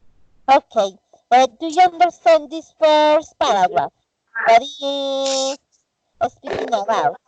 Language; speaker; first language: English; non-native, fluent; Spanish